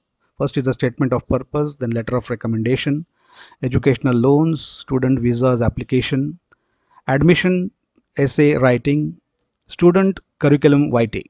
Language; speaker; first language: English; non-native, local second language; Marathi